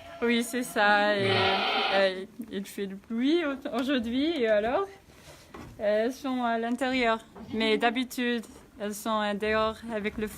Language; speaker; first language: French; non-native, fluent; English